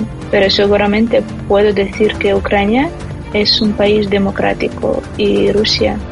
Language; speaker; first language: Spanish; non-native, fluent; Ukrainian